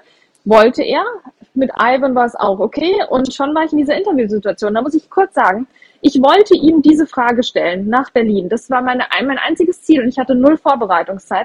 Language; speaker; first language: German; native; German